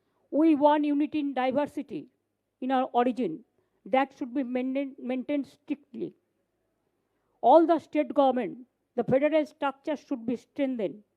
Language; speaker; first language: English; non-native, local second language; Bangla